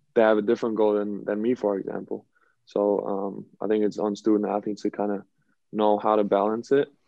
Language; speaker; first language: English; non-native, fluent; German